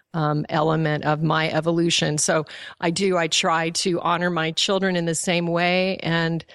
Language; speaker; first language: English; native; English